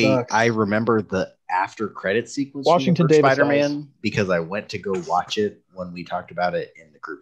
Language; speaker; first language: English; native; English